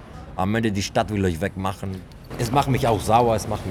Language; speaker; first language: German; non-native, learner; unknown